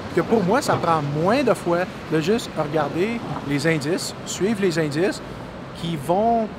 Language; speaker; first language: French; native; French